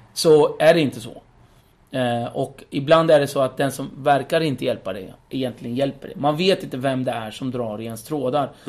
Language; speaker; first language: Swedish; early bilingual, other home language; Kurdish